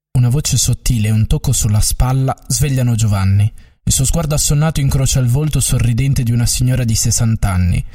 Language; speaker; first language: Italian; native; Italian